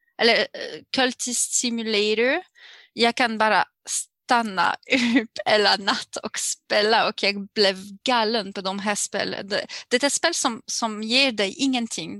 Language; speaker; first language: Swedish; non-native, learner; French